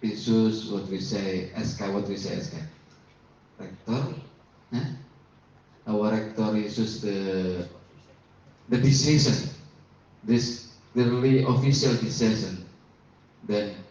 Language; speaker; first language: English; non-native, learner; Indonesian